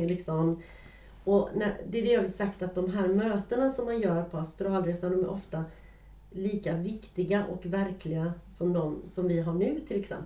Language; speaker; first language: Swedish; native; Swedish